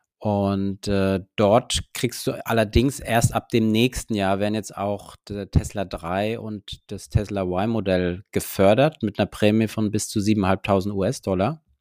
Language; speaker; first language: German; native; German